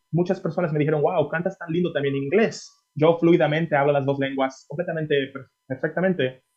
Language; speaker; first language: Spanish; early bilingual, heritage; Spanish